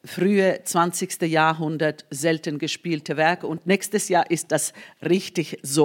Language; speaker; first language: German; non-native, fluent; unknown